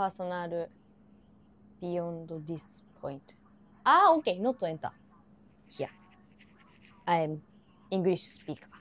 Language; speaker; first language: English; non-native, learner; Japanese